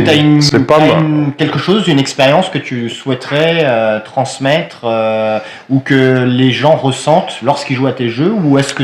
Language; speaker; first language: French; native; French